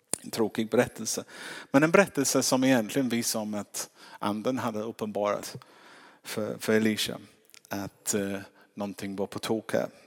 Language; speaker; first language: Swedish; non-native, fluent; English